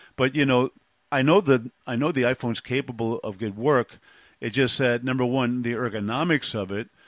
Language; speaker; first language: English; native; English